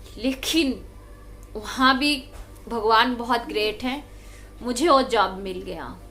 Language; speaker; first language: Hindi; non-native, local second language; Bangla